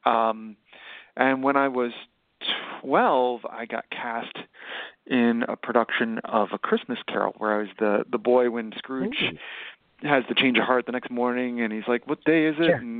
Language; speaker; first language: English; native; English